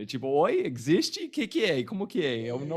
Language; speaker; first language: Portuguese; non-native, fluent; English